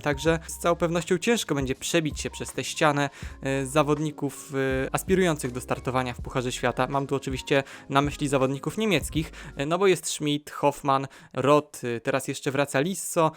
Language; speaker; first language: Polish; native; Polish